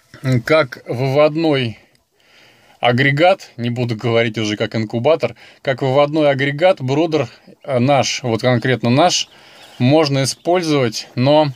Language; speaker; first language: Russian; native; Russian